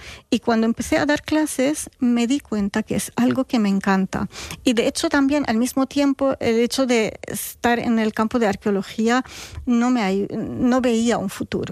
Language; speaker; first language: Spanish; non-native, fluent; Arabic